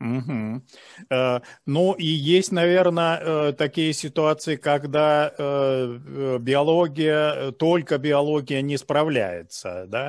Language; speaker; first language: Russian; native; Russian